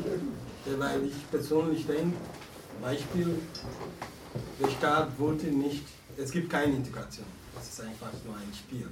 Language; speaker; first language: German; non-native, learner; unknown